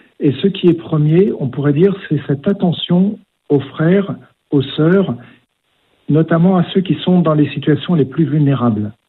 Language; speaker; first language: French; native; French